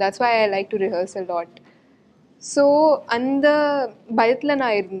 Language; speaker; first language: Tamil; non-native, learner; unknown